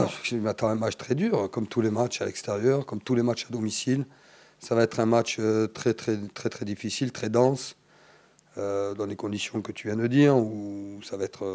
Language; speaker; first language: French; native; French